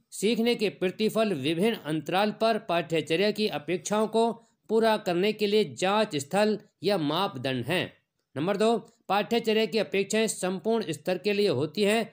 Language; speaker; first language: Hindi; native; Hindi